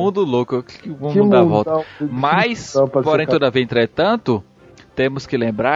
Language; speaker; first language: Portuguese; native; Portuguese